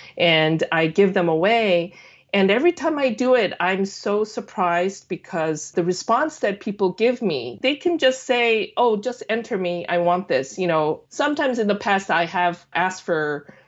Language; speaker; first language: English; non-native, fluent; Korean